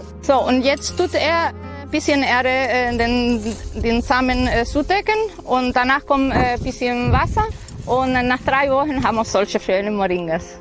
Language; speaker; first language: German; non-native, fluent; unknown